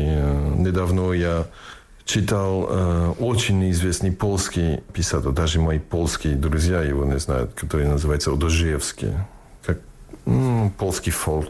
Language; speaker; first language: Russian; non-native, fluent; English